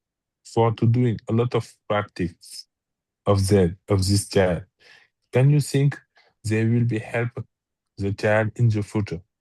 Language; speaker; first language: English; non-native, learner; French